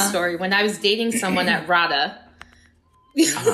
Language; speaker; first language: English; native; English